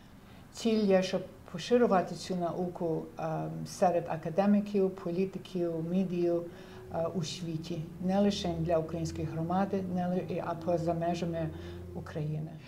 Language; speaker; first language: Ukrainian; early bilingual, heritage; Ukrainian